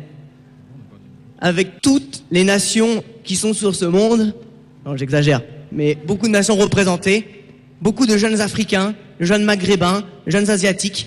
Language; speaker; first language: French; native; French